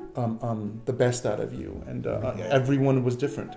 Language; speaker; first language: English; native; English